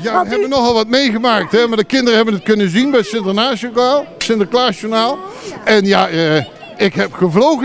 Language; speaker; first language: Dutch; native; Dutch